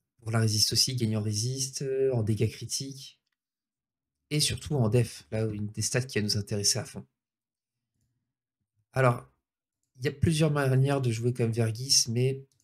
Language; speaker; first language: French; native; French